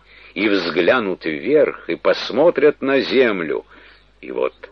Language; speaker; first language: Russian; native; Russian